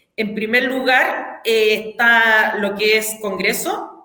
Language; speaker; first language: Spanish; native; Spanish